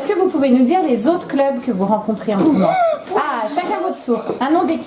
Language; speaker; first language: French; native; French